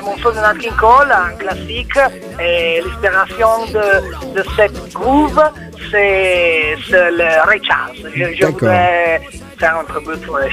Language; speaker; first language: French; non-native, learner; Italian